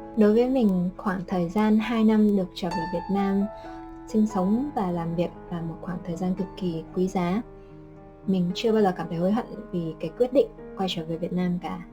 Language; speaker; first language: Vietnamese; native; Vietnamese